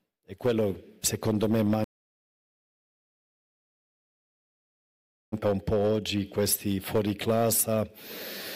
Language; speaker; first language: Italian; non-native, fluent; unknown